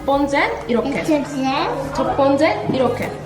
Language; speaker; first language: Korean; non-native, learner; English